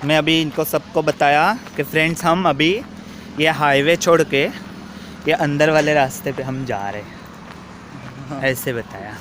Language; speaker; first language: Hindi; non-native, local second language; Marathi